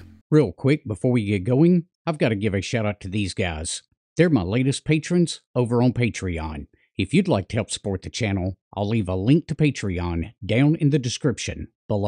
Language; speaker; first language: English; native; English